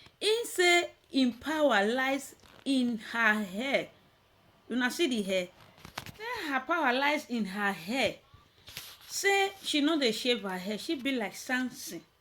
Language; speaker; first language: Nigerian Pidgin; native; Nigerian Pidgin